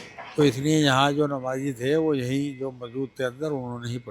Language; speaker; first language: Hindi; native; Hindi